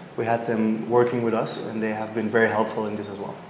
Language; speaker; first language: English; non-native, fluent; Dutch